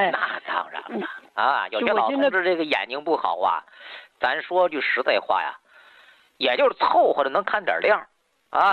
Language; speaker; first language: Chinese; native; Chinese